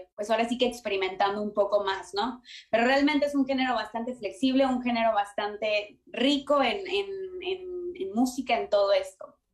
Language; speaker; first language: Spanish; native; Spanish